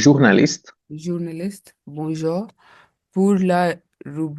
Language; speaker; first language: French; non-native, learner; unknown